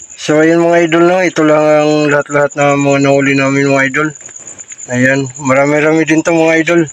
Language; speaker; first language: Filipino; non-native, local second language; Cebuano